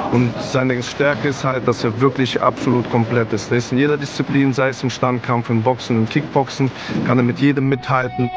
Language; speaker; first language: German; early bilingual, other home language; Russian